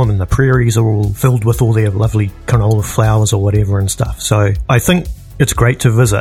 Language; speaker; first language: English; native; English